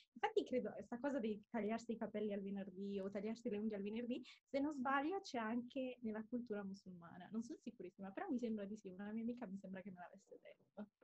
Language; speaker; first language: Italian; early bilingual, other home language; Tamil